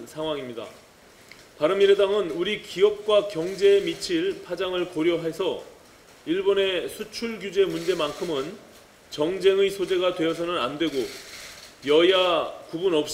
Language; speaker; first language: Korean; native; Korean